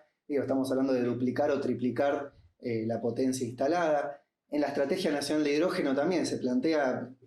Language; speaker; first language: Spanish; native; Spanish